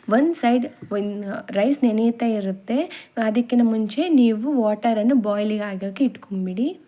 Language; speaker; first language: Kannada; non-native, local second language; Telugu